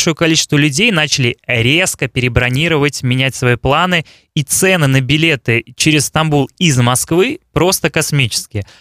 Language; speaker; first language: Russian; native; Russian